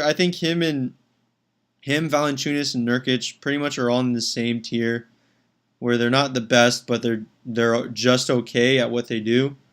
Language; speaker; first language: English; native; English